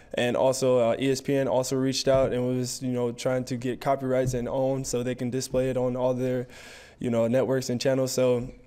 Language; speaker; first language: English; native; English